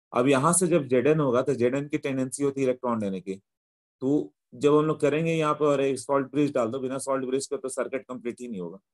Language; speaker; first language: Hindi; native; Hindi